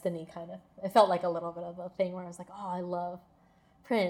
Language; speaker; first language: English; native; English